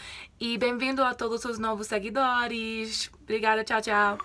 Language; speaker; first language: Portuguese; non-native, fluent; English